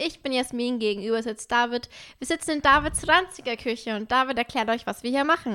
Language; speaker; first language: German; native; German